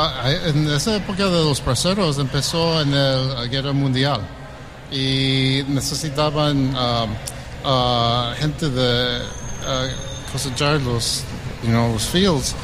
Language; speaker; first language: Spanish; early bilingual, heritage; English